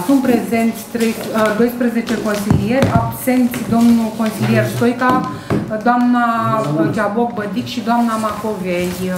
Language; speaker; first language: Romanian; native; Romanian